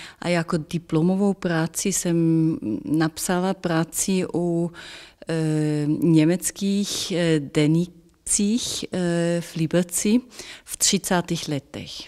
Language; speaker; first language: Czech; non-native, fluent; German